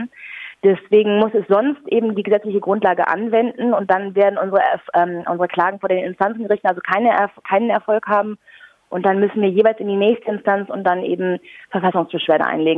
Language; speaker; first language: German; native; German